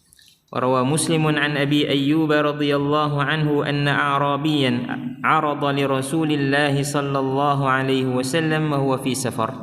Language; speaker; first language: Arabic; non-native, fluent; Malay